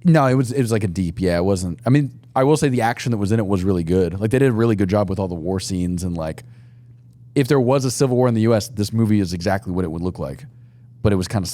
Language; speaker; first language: English; native; English